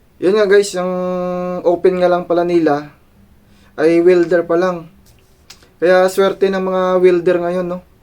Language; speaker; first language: Filipino; non-native, local second language; Cebuano